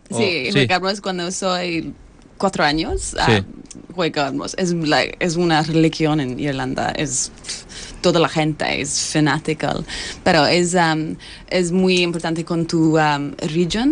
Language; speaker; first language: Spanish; non-native, learner; English